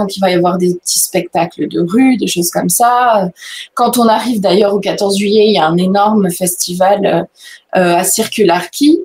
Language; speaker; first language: French; native; French